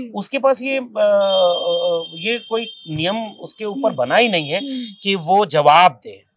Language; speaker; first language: Hindi; native; Hindi